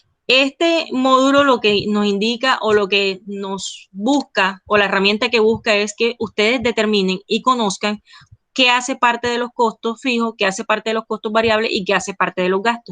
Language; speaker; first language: Spanish; native; Spanish